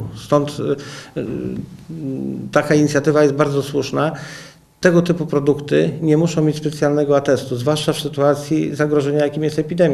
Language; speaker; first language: Polish; native; Polish